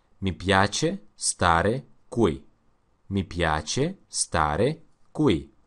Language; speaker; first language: Italian; non-native, learner; Russian